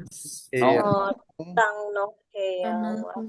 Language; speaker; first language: Japanese; non-native, learner; Indonesian